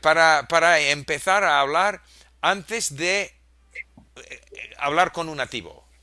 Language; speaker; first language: Spanish; non-native, fluent; English